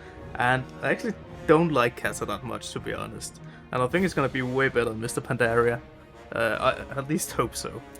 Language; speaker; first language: English; non-native, fluent; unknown